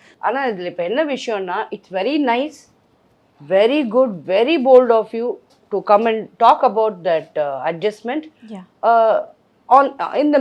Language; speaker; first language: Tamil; native; Tamil